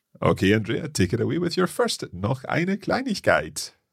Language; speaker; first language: German; non-native, learner; English